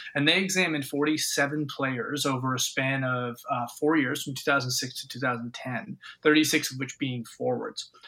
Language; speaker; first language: English; native; English